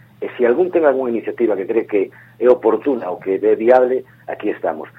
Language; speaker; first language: Galician; non-native, local second language; Spanish